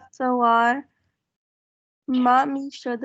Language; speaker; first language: Persian; non-native, learner; Urdu